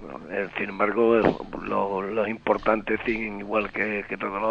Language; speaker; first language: Spanish; native; Spanish